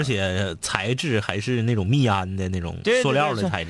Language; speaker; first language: Chinese; native; Chinese